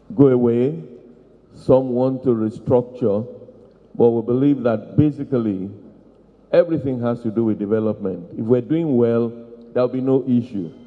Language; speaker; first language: English; non-native, local second language; Yoruba